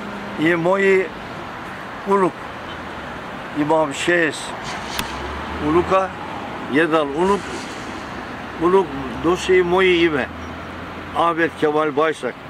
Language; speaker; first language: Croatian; early bilingual, heritage; Turkish